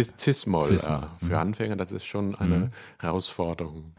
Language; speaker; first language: German; non-native, fluent; Cantonese